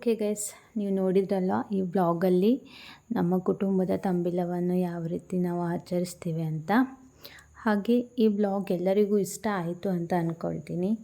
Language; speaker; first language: Kannada; non-native, local second language; Tulu